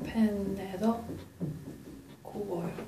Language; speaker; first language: Korean; non-native, learner; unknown